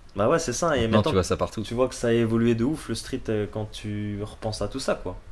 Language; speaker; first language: French; native; French